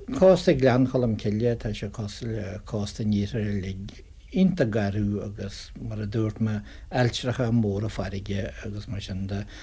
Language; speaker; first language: Irish; native; Irish